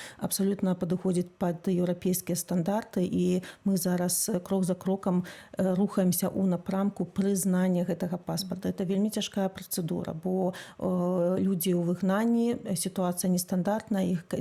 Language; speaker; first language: Belarusian; non-native, local second language; Russian